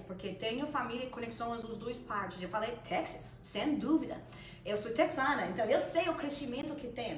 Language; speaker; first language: Portuguese; non-native, fluent; Spanish